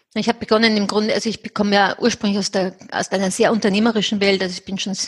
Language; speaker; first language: German; native; German